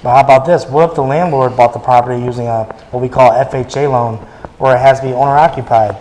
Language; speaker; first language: English; native; English